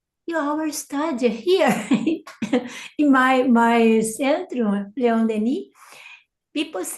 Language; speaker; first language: English; non-native, learner; Portuguese